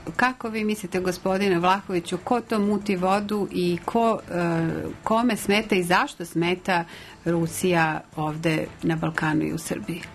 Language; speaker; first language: Serbian; native; Serbian